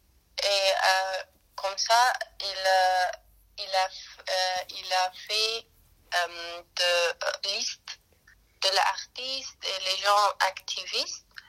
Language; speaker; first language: French; non-native, learner; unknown